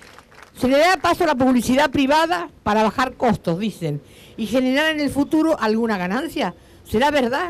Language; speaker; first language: Spanish; native; Spanish